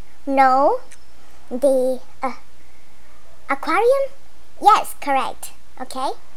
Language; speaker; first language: English; non-native, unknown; Vietnamese